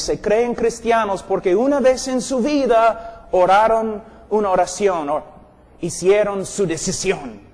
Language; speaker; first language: Spanish; non-native, fluent; English